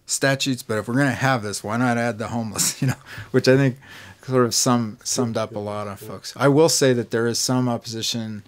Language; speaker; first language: English; native; English